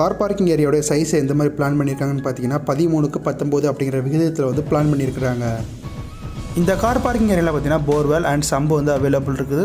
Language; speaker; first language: Tamil; native; Tamil